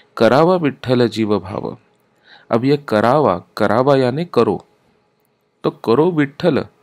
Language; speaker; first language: Hindi; non-native, local second language; Marathi